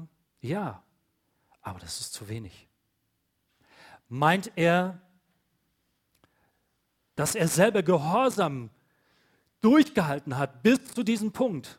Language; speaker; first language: German; native; German